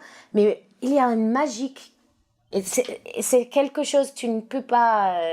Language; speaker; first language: French; non-native, learner; English